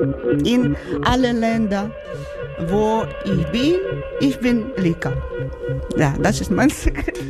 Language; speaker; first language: German; non-native, learner; Ukrainian